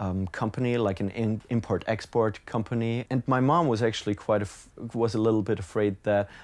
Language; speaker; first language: English; non-native, fluent; German